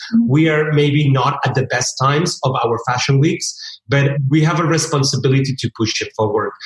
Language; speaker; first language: English; early bilingual, other home language; Spanish